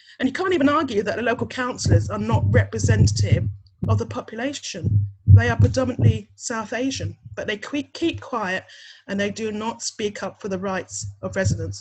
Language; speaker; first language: English; native; English